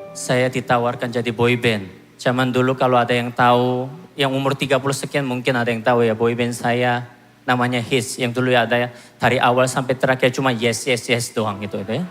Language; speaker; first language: Indonesian; non-native, fluent; Korean